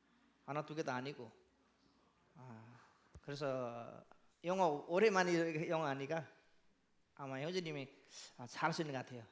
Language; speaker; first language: Korean; non-native, learner; Nepali